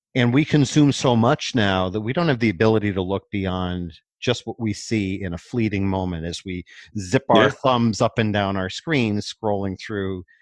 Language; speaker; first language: English; native; English